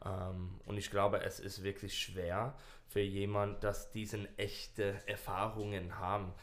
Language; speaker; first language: German; non-native, learner; English